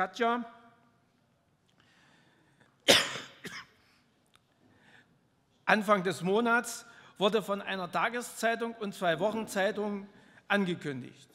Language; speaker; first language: German; native; German